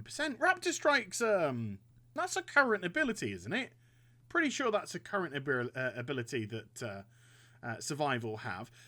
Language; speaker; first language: English; native; English